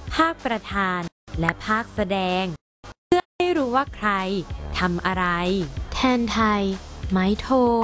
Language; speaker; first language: Thai; native; Thai